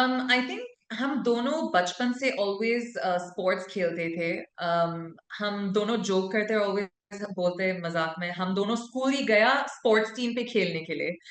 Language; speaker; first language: Hindi; non-native, local second language; English